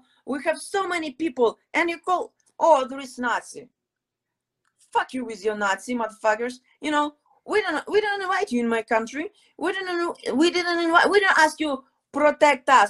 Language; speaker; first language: English; non-native, fluent; Ukrainian